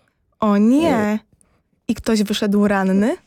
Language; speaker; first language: Polish; native; Polish